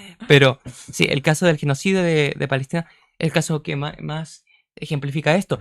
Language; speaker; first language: Spanish; native; Spanish